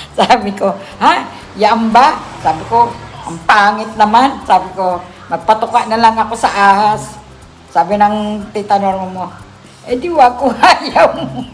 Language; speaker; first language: Filipino; native; Filipino